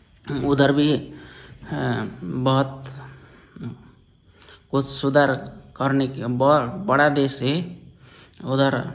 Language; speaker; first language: Hindi; non-native, learner; Nepali